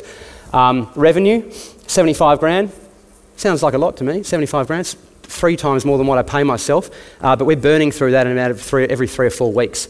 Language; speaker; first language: English; native; English